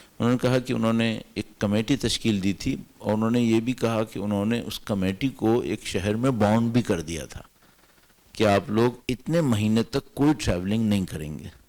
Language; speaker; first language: Urdu; native; Urdu